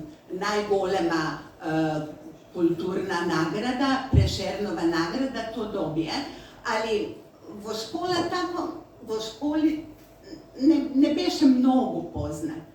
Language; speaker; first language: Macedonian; non-native, learner; Slovenian